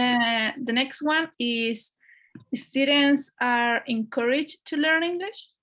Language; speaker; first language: English; non-native, fluent; Spanish